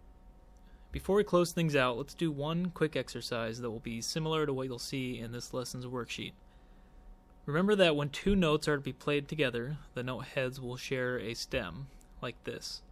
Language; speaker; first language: English; native; English